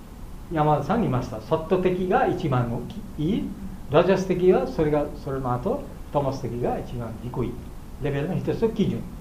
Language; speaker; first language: Japanese; non-native, learner; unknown